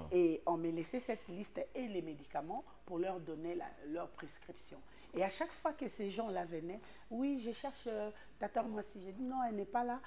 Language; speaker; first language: French; non-native, local second language; Lingala